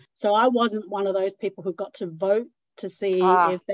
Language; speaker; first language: English; non-native, local second language; Cantonese